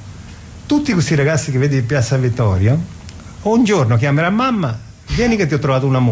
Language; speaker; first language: Italian; non-native, fluent; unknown